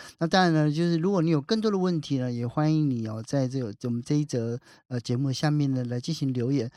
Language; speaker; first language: Chinese; native; Chinese